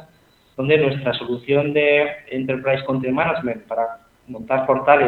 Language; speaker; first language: Spanish; native; Spanish